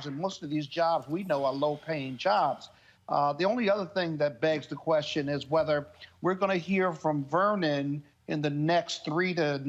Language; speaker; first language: English; native; English